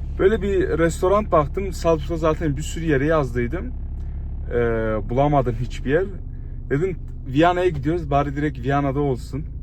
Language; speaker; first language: Turkish; early bilingual, heritage; Turkish